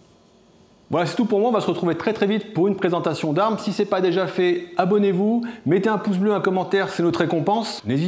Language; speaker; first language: French; native; French